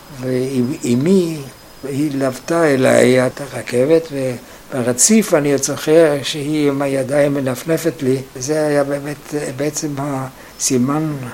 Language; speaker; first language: Hebrew; non-native, fluent; German